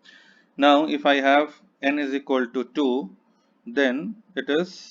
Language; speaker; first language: English; non-native, local second language; Hindi